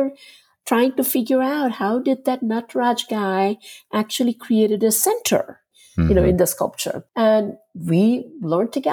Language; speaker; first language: English; non-native, local second language; Gujarati